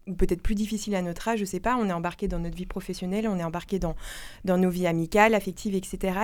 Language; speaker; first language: French; native; French